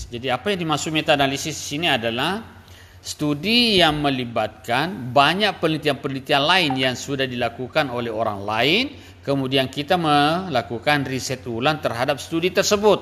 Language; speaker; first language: Indonesian; native; Indonesian